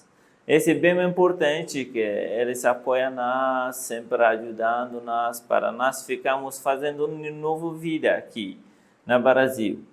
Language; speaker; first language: Portuguese; non-native, learner; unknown